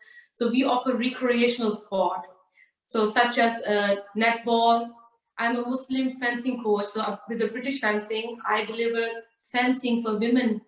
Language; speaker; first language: English; early bilingual, other home language; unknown